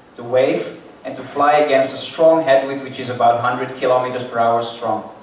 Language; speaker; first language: English; non-native, fluent; Dutch